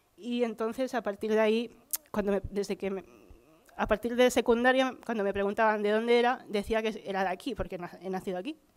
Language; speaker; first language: Spanish; early bilingual, other home language; Filipino